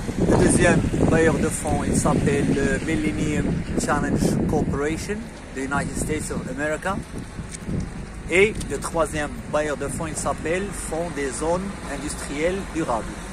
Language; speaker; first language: French; non-native, local second language; Arabic